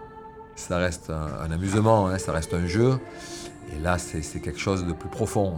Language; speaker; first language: French; native; French